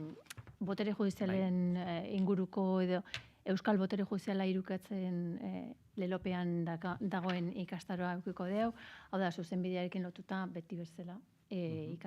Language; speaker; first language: Basque; native; Basque